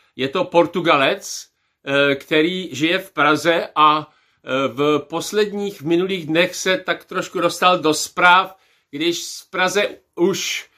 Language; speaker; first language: Czech; native; Czech